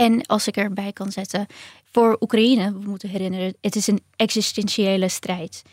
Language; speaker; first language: Dutch; early bilingual, other home language; Ukrainian